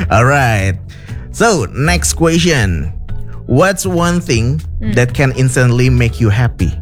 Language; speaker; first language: English; non-native, fluent; Indonesian